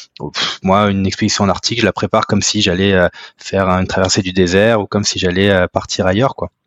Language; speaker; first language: French; native; French